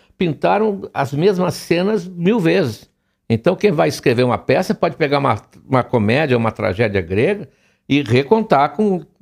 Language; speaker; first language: Portuguese; native; Portuguese